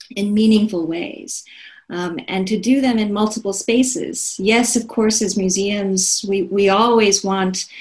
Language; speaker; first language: English; non-native, fluent; Korean